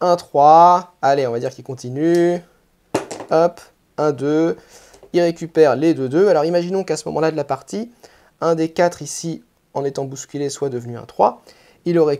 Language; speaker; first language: French; native; French